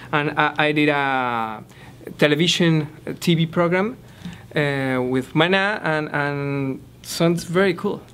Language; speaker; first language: English; non-native, learner; Spanish